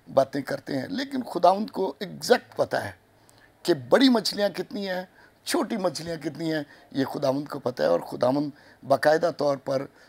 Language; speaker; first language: Urdu; non-native, local second language; Punjabi